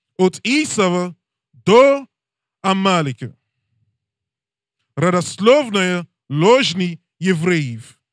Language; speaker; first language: Russian; non-native, learner; English